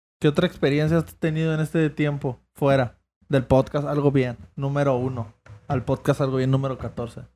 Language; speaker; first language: Spanish; native; Spanish